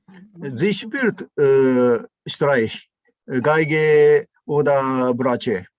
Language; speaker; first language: German; non-native, learner; Japanese